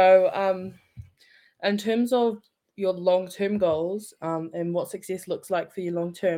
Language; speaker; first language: English; native; English